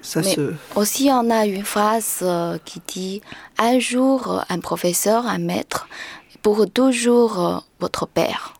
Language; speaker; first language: French; non-native, learner; Chinese